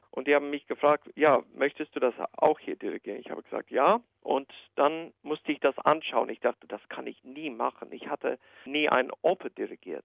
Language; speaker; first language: German; non-native, fluent; English